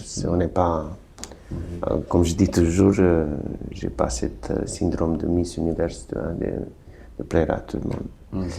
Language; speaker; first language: French; non-native, fluent; Romanian